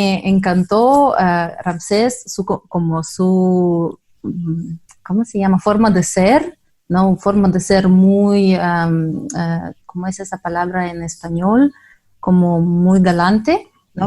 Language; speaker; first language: Spanish; non-native, fluent; Russian